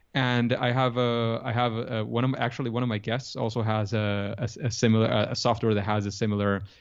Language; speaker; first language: English; non-native, fluent; Spanish